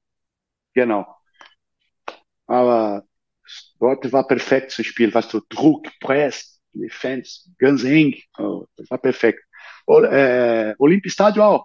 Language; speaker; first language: German; non-native, learner; Portuguese